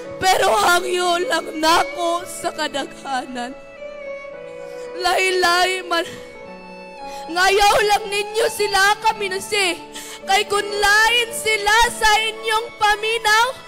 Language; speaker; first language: Cebuano; non-native, local second language; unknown